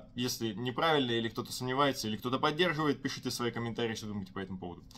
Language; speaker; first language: Russian; native; Russian